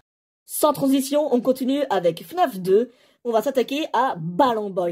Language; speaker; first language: French; native; French